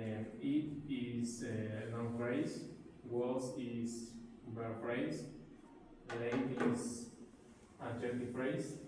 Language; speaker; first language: English; non-native, learner; Spanish